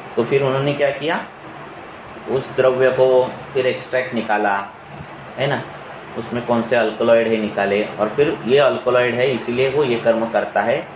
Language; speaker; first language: Hindi; non-native, local second language; Marathi